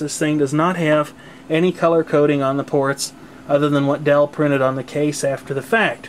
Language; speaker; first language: English; native; English